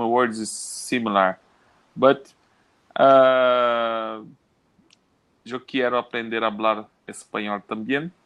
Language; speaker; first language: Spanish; non-native, learner; Portuguese